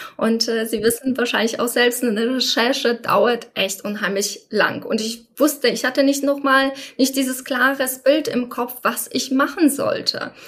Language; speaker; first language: German; non-native, fluent; Polish